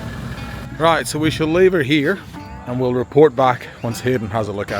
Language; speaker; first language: English; native; English